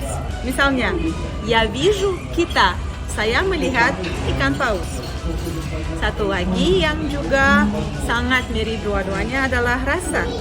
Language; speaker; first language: Indonesian; non-native, fluent; Russian